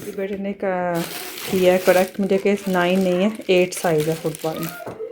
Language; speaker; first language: Urdu; native; Urdu